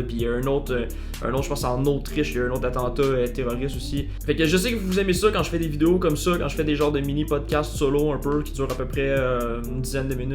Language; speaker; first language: French; native; French